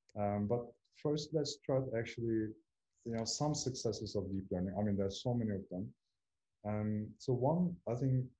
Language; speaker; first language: English; non-native, fluent; Turkish